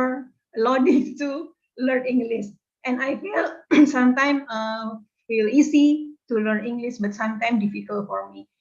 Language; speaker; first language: English; non-native, learner; Indonesian